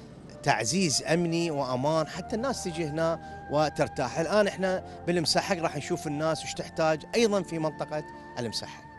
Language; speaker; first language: Arabic; native; Arabic